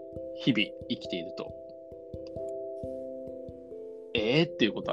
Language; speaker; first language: Japanese; native; Japanese